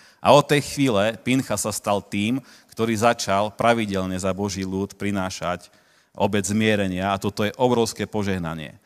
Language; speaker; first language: Slovak; native; Slovak